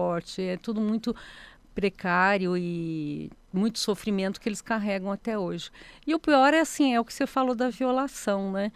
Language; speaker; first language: Portuguese; native; Portuguese